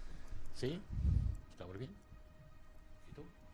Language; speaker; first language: Spanish; native; Spanish